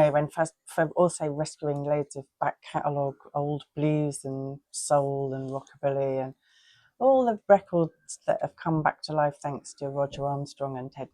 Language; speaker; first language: English; native; English